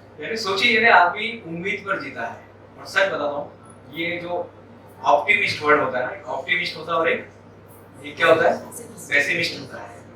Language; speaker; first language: Hindi; non-native, local second language; Marathi